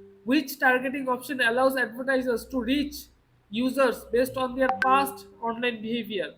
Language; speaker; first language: English; non-native, local second language; Bangla